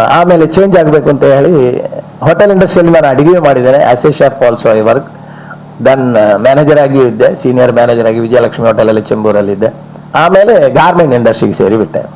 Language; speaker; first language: Kannada; non-native, local second language; Malayalam